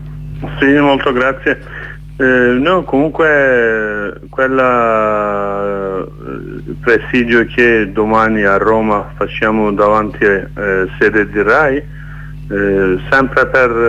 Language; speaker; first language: Italian; non-native, learner; Kurdish